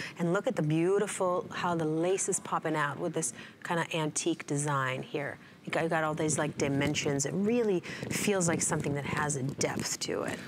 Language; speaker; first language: English; non-native, fluent; Hebrew